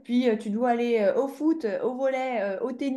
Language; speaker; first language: French; native; French